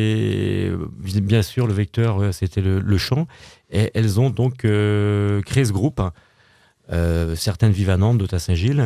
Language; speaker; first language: French; native; French